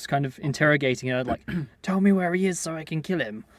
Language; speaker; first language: English; native; English